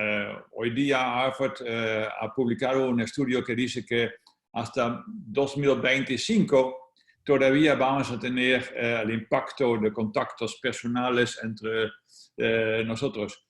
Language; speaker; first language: Spanish; non-native, fluent; Dutch